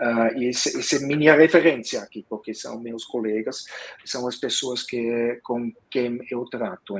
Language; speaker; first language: Portuguese; non-native, fluent; Swiss German